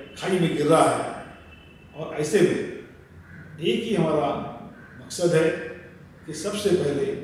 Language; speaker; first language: Hindi; non-native, local second language; Marathi